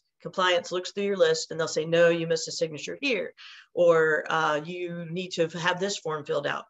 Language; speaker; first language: English; native; English